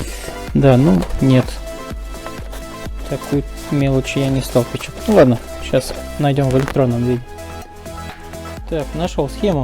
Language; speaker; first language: Russian; native; Russian